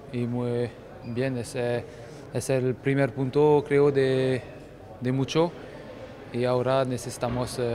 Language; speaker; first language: Spanish; non-native, fluent; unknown